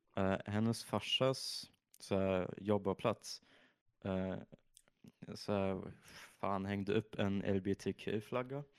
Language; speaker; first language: Swedish; early bilingual, other home language; German